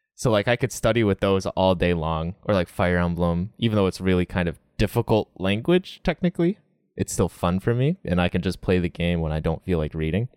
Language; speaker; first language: English; native; English